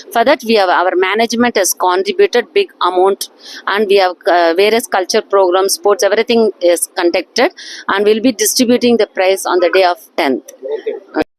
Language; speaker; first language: English; non-native, local second language; Tamil